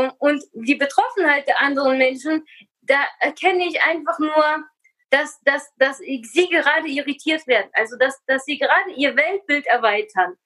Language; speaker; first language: German; early bilingual, other home language; Russian